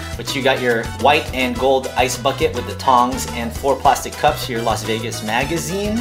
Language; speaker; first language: English; native; English